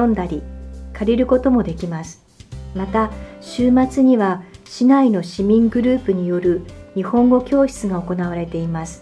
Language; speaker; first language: Japanese; native; Japanese